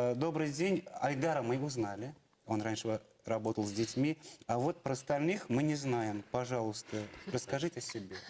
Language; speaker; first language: Russian; non-native, local second language; Bashkir